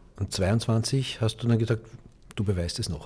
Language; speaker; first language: German; native; German